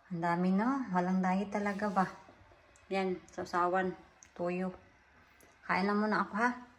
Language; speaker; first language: Filipino; non-native, local second language; Cebuano